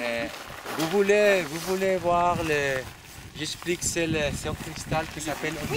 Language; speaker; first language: French; non-native, learner; Spanish